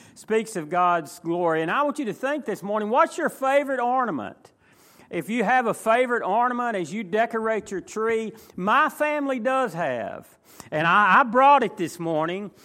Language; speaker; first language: English; native; English